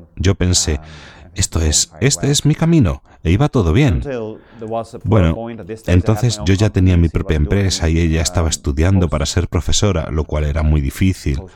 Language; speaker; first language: Spanish; non-native, fluent; Dutch